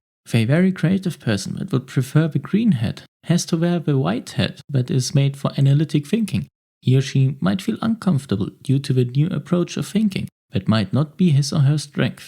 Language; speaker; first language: English; non-native, fluent; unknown